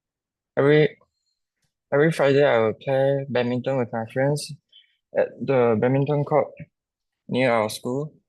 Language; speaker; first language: English; non-native, local second language; Chinese